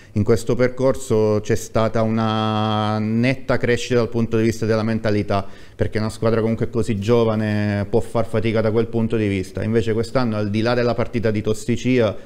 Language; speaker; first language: Italian; native; Italian